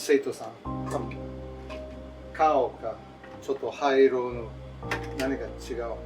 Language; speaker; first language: Japanese; non-native, learner; English